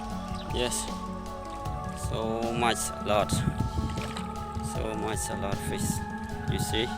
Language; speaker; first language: English; non-native, learner; Khmer